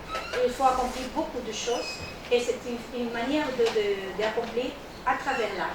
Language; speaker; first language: French; non-native, learner; Spanish